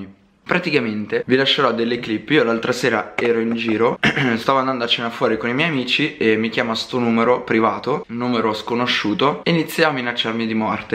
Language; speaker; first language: Italian; native; Italian